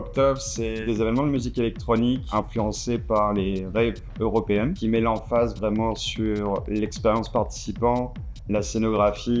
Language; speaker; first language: French; native; French